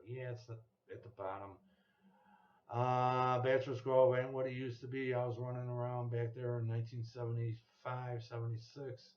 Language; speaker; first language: English; native; English